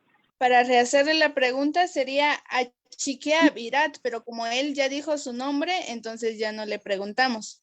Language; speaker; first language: Spanish; non-native, local second language; Kaqchikel